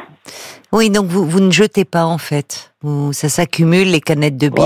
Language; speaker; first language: French; native; French